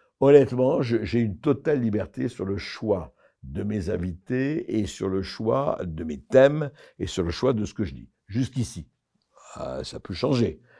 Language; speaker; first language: French; native; French